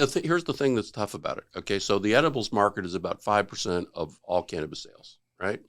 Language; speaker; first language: English; native; English